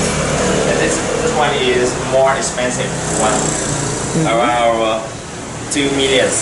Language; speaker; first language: English; non-native, learner; Vietnamese